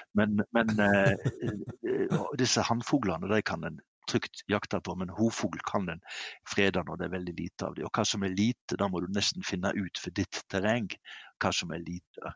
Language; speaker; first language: Norwegian; native; Norwegian